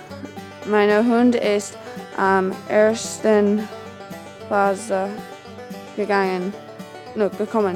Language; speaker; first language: German; non-native, learner; English